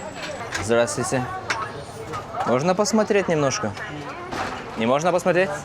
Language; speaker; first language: Russian; non-native, learner; Lithuanian